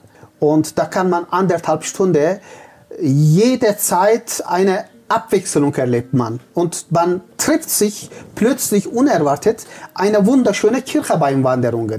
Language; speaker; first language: German; non-native, fluent; Turkish